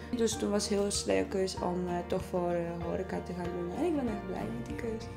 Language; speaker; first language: Dutch; non-native, fluent; Polish